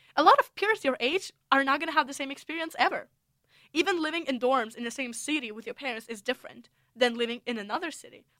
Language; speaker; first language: English; non-native, fluent; Russian